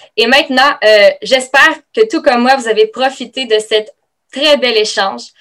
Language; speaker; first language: French; native; French